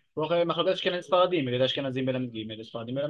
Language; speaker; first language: Hebrew; native; Hebrew